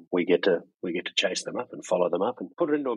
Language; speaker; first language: English; native; English